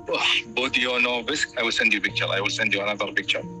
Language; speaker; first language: English; non-native, fluent; Arabic